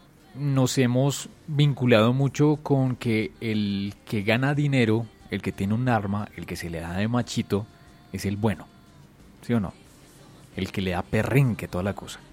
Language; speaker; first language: Spanish; native; Spanish